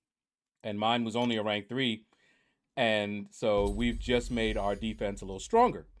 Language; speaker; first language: English; native; English